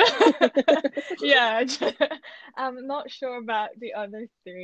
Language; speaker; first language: English; early bilingual, other home language; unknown